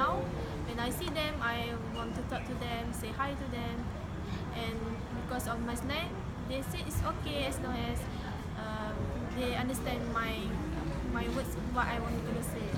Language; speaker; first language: English; non-native, local second language; Malay